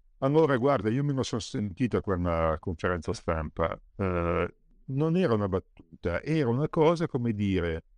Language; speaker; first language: Italian; native; Italian